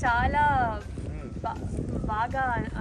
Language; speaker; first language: Telugu; non-native, learner; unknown